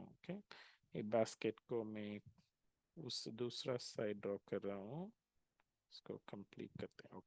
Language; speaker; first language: Hindi; non-native, local second language; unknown